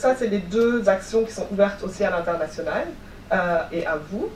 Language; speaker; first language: French; native; French